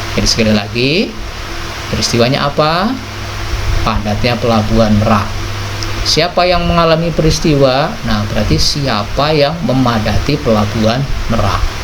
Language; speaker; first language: Indonesian; native; Indonesian